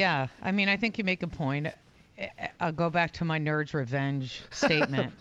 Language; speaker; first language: English; native; English